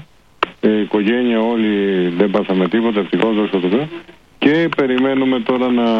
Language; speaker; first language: Greek; early bilingual, heritage; Greek